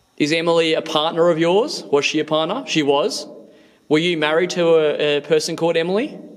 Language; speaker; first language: English; native; English